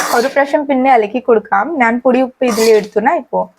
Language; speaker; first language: Malayalam; non-native, fluent; Hindi